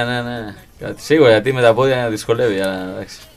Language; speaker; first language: Greek; non-native, learner; Spanish